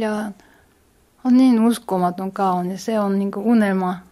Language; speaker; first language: Finnish; non-native, learner; Korean